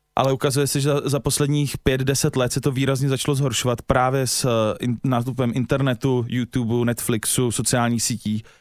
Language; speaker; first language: Czech; native; Czech